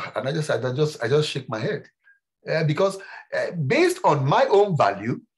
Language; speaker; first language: English; non-native, local second language; Yoruba